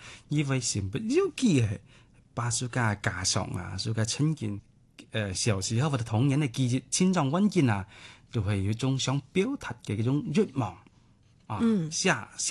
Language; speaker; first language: Cantonese; non-native, local second language; Hakka Chinese